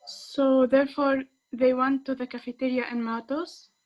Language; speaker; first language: English; non-native, learner; Arabic